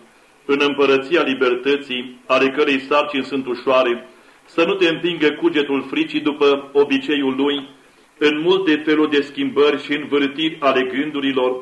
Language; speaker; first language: Romanian; native; Romanian